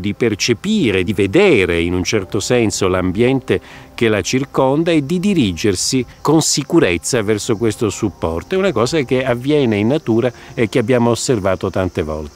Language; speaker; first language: Italian; native; Italian